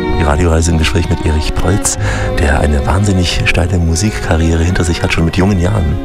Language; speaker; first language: German; native; German